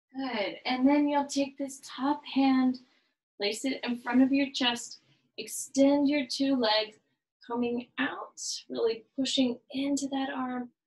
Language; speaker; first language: English; native; English